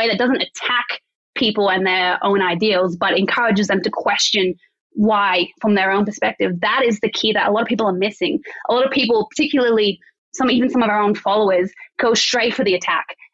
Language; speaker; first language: English; native; English